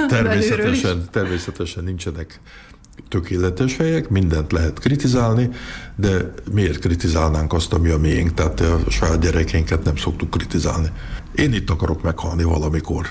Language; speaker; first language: Hungarian; early bilingual, heritage; Hungarian